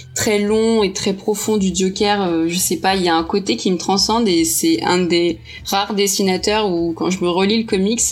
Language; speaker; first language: French; early bilingual, heritage; Portuguese